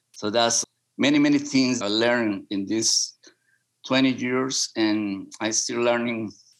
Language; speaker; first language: English; non-native, learner; Spanish